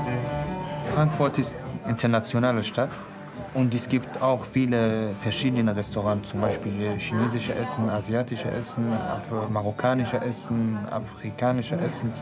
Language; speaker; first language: German; non-native, learner; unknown